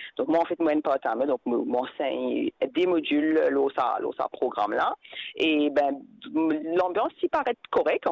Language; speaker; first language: French; non-native, local second language; Morisyen